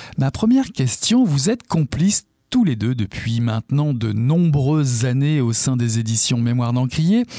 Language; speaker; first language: French; native; French